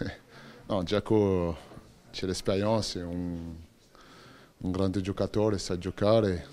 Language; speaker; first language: Italian; non-native, learner; French